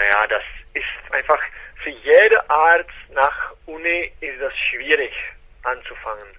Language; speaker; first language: German; non-native, fluent; Czech